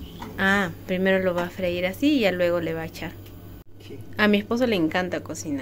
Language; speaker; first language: Spanish; native; Spanish